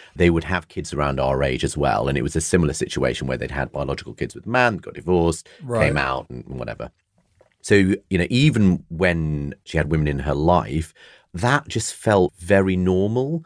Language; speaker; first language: English; native; English